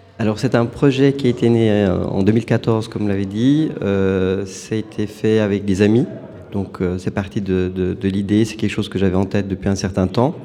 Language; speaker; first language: French; non-native, fluent; Turkish